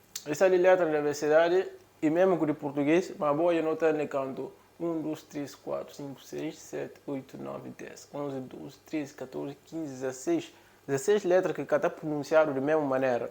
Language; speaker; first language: Portuguese; non-native, local second language; Upper Guinea Crioulo